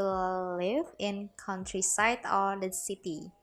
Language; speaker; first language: English; non-native, learner; Indonesian